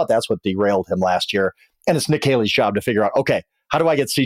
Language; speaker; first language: English; native; English